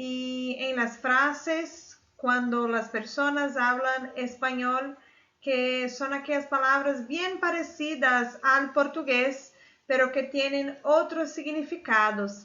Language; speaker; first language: Spanish; non-native, fluent; Portuguese